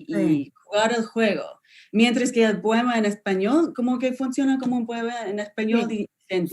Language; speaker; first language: Spanish; non-native, fluent; English